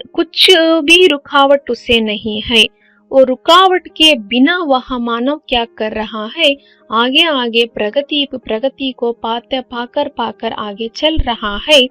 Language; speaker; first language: Hindi; non-native, local second language; Kannada